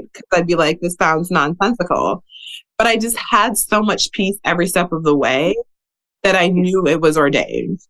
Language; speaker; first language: English; native; English